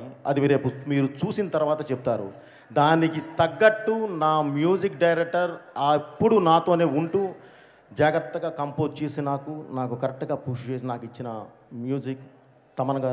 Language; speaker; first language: Telugu; native; Telugu